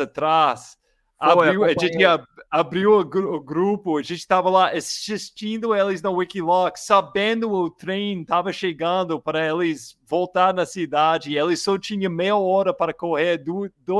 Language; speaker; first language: Portuguese; non-native, learner; English